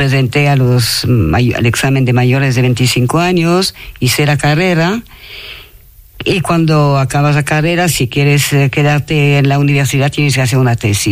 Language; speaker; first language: Spanish; non-native, fluent; French